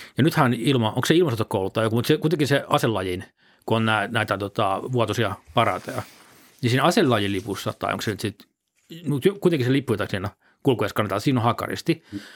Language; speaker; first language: Finnish; native; Finnish